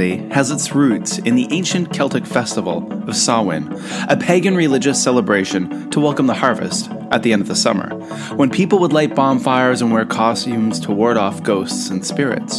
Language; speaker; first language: English; native; English